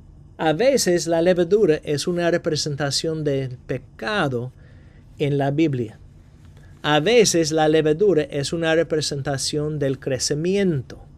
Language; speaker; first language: Spanish; non-native, fluent; English